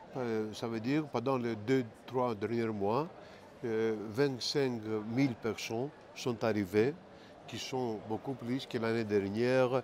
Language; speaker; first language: French; non-native, fluent; Greek